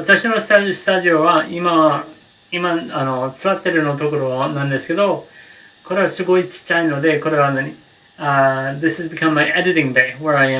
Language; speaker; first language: Japanese; non-native, learner; English